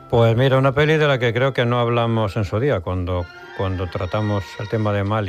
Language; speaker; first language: Spanish; native; Spanish